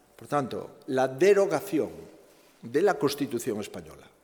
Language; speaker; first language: Spanish; native; Spanish